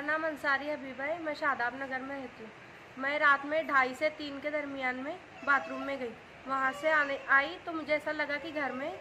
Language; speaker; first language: Hindi; native; Hindi